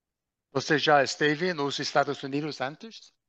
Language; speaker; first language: Portuguese; non-native, learner; English